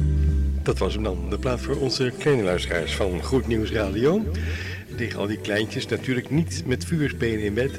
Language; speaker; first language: Dutch; native; Dutch